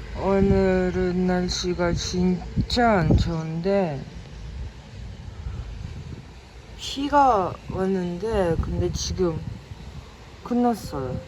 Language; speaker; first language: Korean; non-native, fluent; Russian